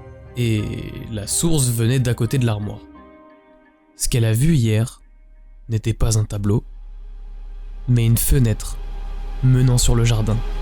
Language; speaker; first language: French; native; French